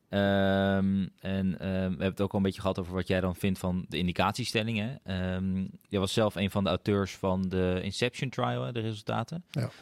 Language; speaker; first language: Dutch; native; Dutch